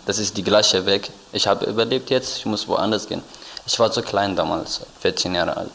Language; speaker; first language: German; non-native, learner; Tigrinya